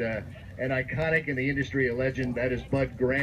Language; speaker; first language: English; native; English